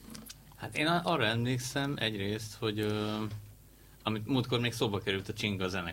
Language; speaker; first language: Hungarian; native; Hungarian